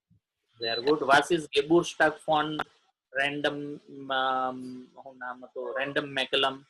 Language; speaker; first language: German; non-native, fluent; Gujarati